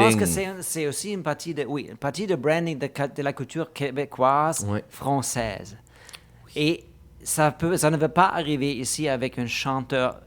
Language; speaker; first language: French; non-native, fluent; German